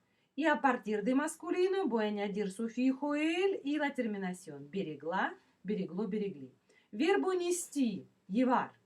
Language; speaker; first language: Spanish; non-native, fluent; Russian